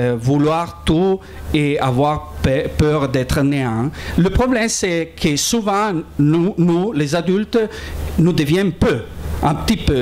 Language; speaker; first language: French; non-native, fluent; Italian